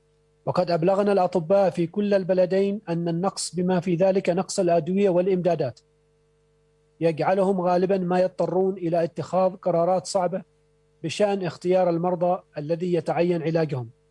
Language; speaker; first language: Arabic; native; Arabic